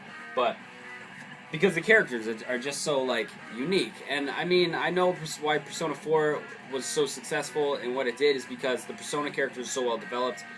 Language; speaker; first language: English; native; English